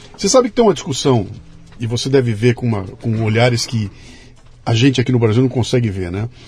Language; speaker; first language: Portuguese; native; Portuguese